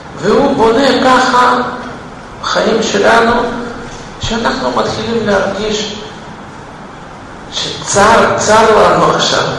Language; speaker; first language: Hebrew; non-native, fluent; Russian